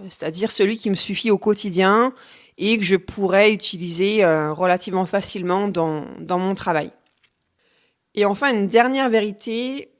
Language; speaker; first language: French; native; French